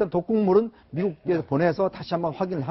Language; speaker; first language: Korean; native; Korean